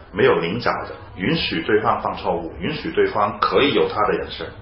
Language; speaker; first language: Chinese; non-native, fluent; Cantonese